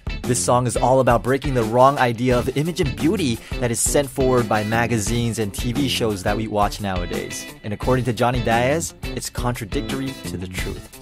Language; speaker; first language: English; early bilingual, other home language; Chinese